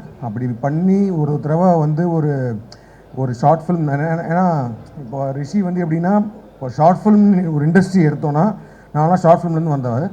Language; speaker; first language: Tamil; native; Tamil